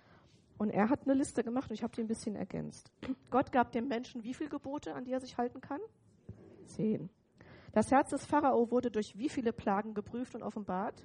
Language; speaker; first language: German; native; German